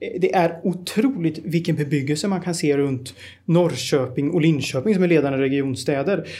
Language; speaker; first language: Swedish; native; Swedish